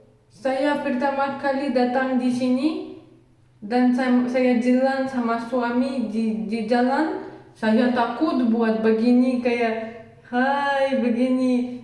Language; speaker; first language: Indonesian; non-native, learner; Russian